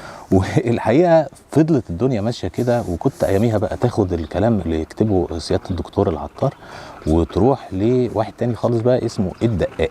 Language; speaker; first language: Arabic; native; Arabic